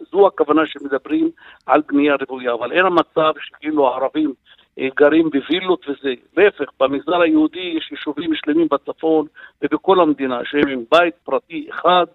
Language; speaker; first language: Hebrew; non-native, local second language; Arabic